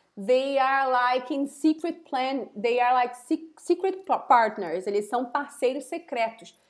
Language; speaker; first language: English; non-native, fluent; Portuguese